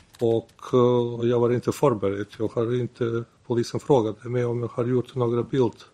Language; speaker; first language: Swedish; non-native, learner; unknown